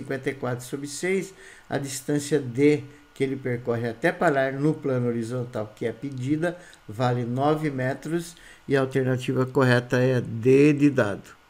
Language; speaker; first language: Portuguese; native; Portuguese